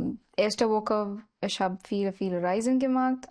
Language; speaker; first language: German; non-native, learner; Marathi